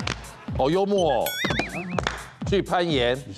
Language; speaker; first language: Chinese; native; Chinese